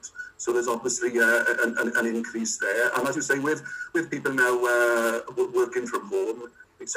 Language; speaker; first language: English; native; English